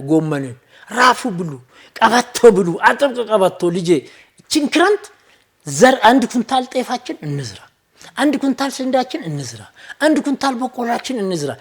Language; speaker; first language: Amharic; non-native, local second language; Oromo